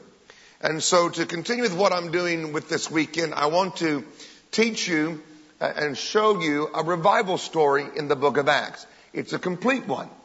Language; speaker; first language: English; native; English